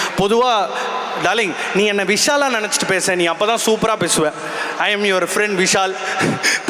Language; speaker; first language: Tamil; native; Tamil